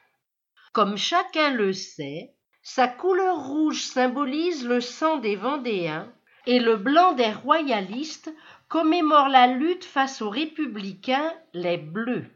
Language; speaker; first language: French; native; French